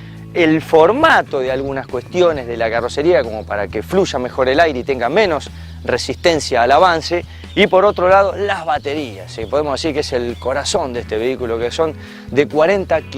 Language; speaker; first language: Spanish; native; Spanish